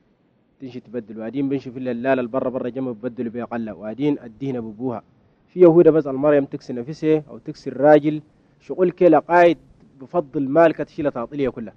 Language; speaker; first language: Arabic; native; Arabic